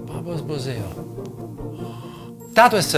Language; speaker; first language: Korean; non-native, learner; Italian